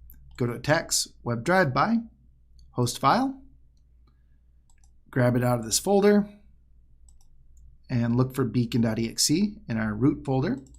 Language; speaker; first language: English; native; English